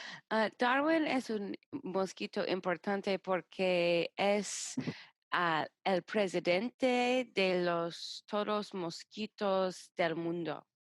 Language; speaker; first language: Spanish; non-native, learner; English